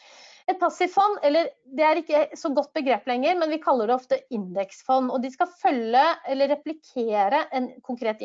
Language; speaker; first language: Norwegian; native; Norwegian